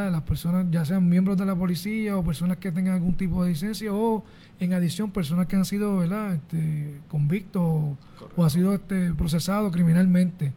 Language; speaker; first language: Spanish; native; Spanish